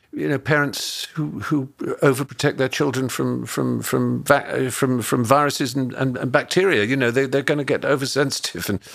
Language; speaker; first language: English; native; English